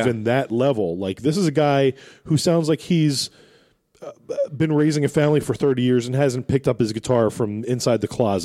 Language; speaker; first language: English; native; English